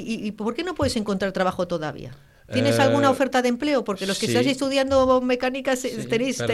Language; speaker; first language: Spanish; native; Spanish